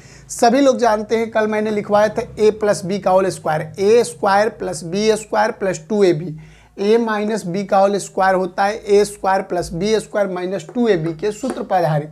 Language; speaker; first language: Hindi; native; Hindi